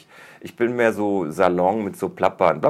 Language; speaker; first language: German; native; German